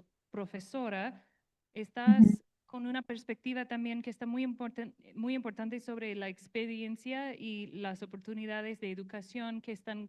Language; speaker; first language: Spanish; non-native, learner; English